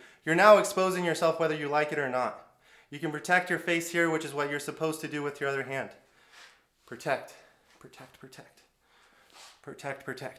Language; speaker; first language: English; native; English